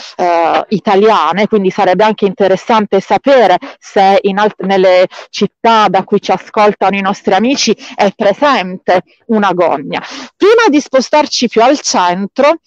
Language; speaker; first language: Italian; native; Italian